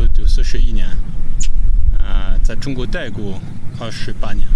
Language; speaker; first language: Chinese; non-native, fluent; French